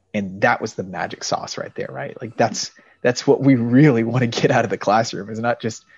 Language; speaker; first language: English; native; English